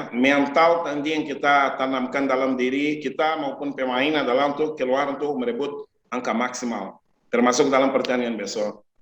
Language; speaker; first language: Malay; non-native, fluent; Portuguese